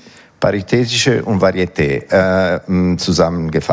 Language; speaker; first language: German; non-native, fluent; Italian